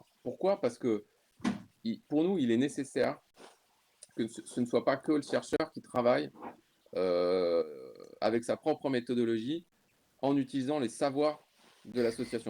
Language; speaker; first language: French; native; French